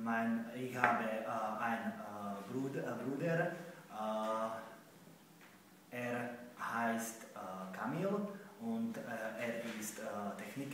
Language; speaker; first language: German; non-native, learner; Slovak